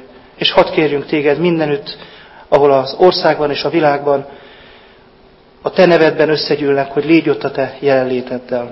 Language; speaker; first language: Hungarian; native; Hungarian